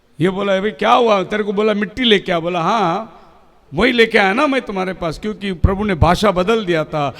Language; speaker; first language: Hindi; non-native, local second language; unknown